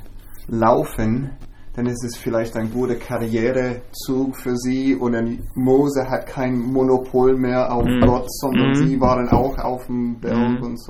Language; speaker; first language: German; non-native, fluent; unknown